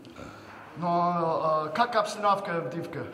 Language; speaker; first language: Russian; non-native, learner; English